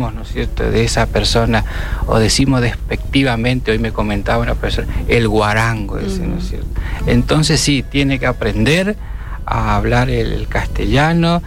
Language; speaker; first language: Spanish; native; Spanish